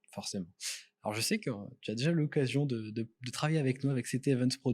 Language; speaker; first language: French; native; French